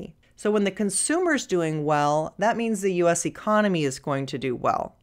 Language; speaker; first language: English; native; English